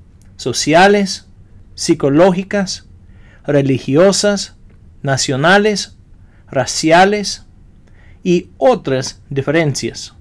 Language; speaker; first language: Spanish; non-native, fluent; English